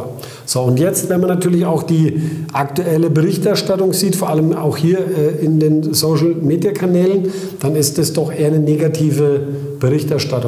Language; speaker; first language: German; native; German